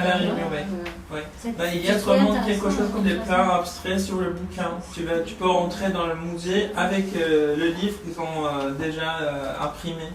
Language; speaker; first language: French; non-native, learner; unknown